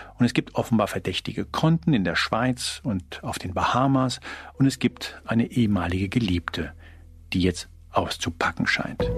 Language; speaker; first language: German; early bilingual, other home language; Spanish